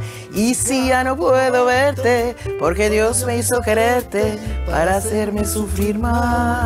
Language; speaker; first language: Spanish; early bilingual, heritage; Ladino